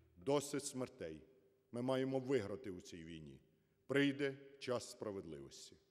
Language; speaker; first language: Ukrainian; native; Ukrainian